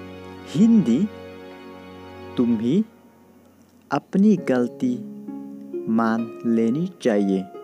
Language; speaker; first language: Hindi; non-native, local second language; Khasi